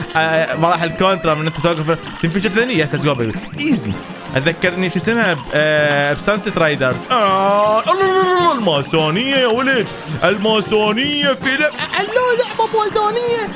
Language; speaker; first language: Arabic; native; Arabic